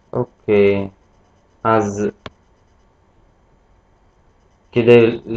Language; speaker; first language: Hebrew; non-native, fluent; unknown